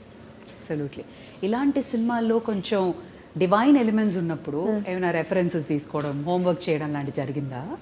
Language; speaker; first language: Telugu; native; Telugu